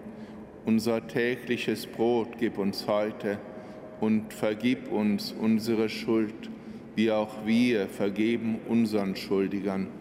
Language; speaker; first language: German; native; German